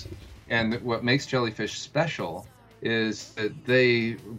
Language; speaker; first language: English; native; English